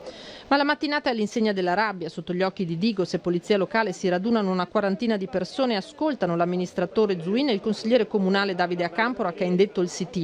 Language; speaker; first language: Italian; native; Italian